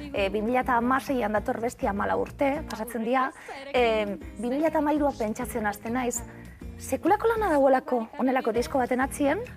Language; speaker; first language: Basque; native; Basque